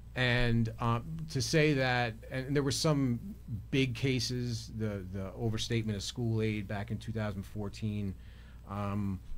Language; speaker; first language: English; native; English